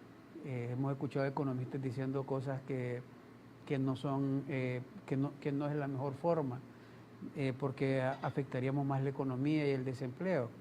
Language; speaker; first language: Spanish; native; Spanish